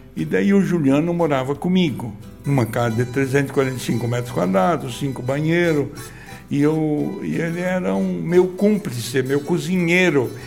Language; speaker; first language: Portuguese; non-native, local second language; Italian